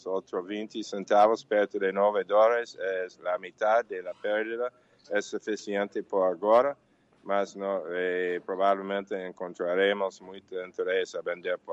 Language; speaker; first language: Portuguese; non-native, learner; English